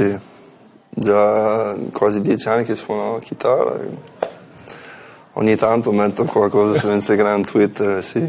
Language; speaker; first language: Italian; non-native, learner; English